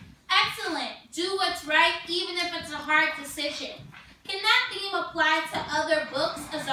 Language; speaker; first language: English; native; English